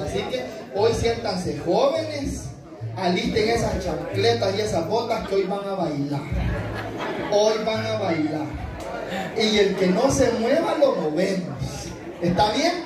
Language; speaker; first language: Spanish; native; Spanish